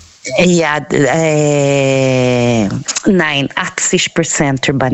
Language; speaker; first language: German; non-native, fluent; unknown